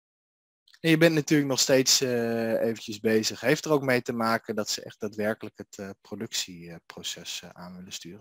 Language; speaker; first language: Dutch; native; Dutch